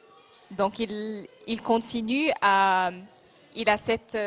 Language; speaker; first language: French; non-native, local second language; Arabic